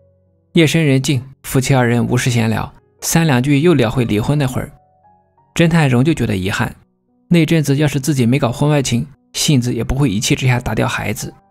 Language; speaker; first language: Chinese; native; Chinese